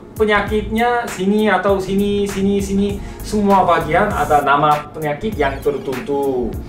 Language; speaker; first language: Indonesian; non-native, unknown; Korean